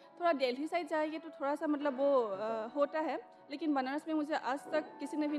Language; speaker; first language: Hindi; non-native, local second language; Assamese